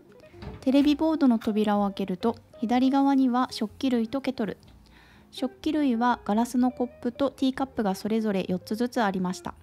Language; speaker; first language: Japanese; native; Japanese